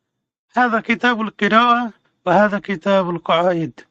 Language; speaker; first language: Arabic; non-native, learner; Bangla